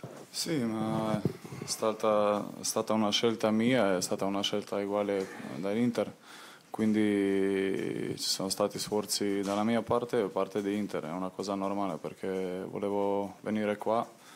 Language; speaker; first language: Italian; non-native, fluent; Croatian